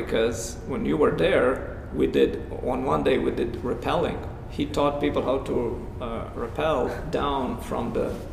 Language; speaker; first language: English; non-native, fluent; Romanian